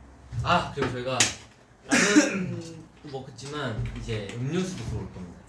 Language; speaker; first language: Korean; early bilingual, heritage; Korean